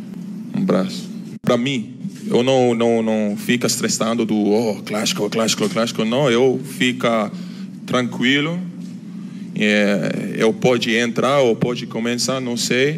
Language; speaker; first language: Portuguese; non-native, learner; Turkish